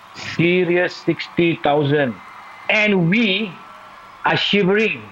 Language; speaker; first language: English; non-native, local second language; Malay